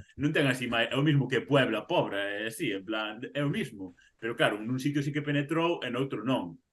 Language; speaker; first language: Galician; native; Galician